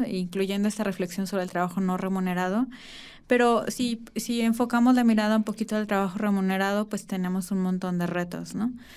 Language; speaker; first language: Spanish; native; Spanish